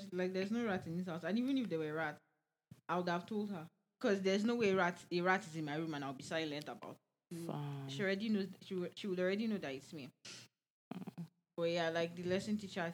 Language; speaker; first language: English; non-native, local second language; Yoruba